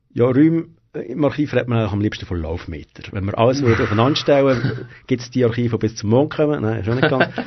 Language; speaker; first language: German; native; German